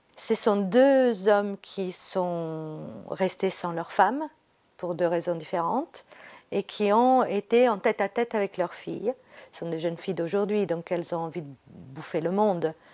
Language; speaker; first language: French; non-native, fluent; Italian